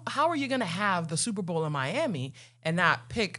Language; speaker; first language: English; non-native, local second language; Akan